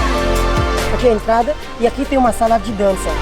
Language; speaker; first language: Portuguese; non-native, fluent; Khmer